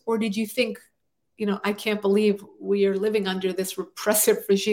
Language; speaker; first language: English; native; English